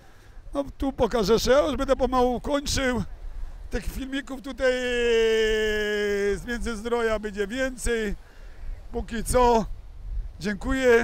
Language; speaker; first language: Polish; native; Polish